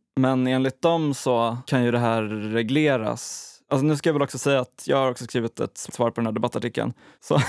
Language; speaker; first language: Swedish; native; Swedish